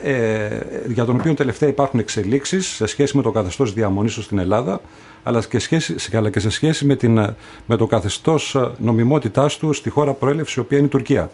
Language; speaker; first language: Greek; native; Greek